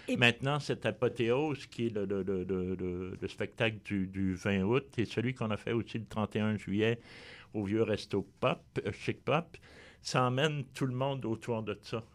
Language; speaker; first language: French; non-native, fluent; Spanish